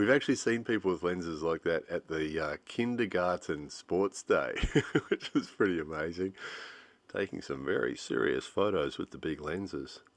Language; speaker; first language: English; native; English